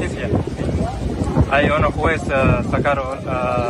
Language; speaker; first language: Spanish; non-native, learner; Arabic